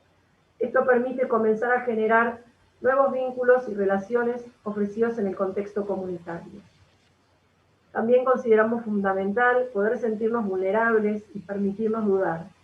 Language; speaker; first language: Spanish; native; Spanish